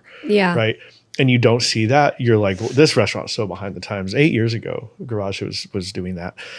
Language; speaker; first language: English; native; English